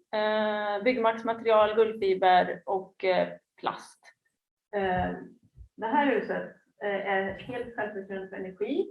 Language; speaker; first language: Swedish; native; Swedish